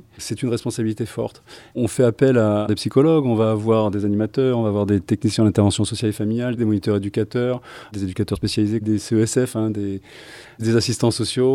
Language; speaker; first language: French; native; French